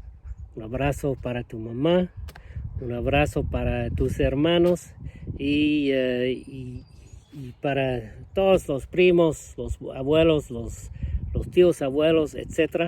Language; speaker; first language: Spanish; non-native, fluent; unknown